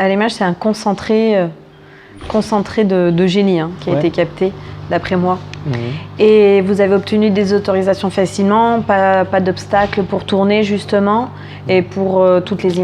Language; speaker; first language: French; native; French